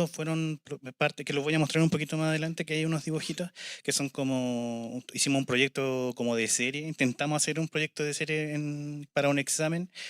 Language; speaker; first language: Spanish; native; Spanish